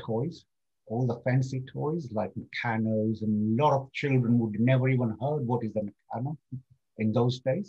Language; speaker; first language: English; non-native, local second language; Gujarati